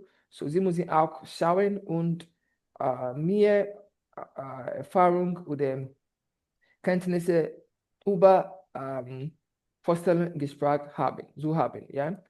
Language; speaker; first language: German; non-native, fluent; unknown